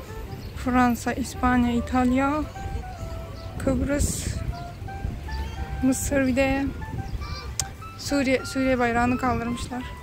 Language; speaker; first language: Turkish; early bilingual, other home language; Arabic